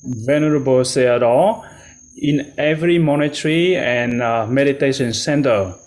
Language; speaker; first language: English; non-native, learner; Vietnamese